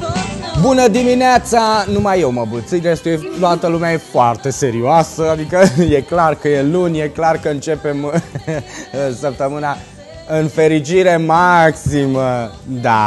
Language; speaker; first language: Romanian; native; Romanian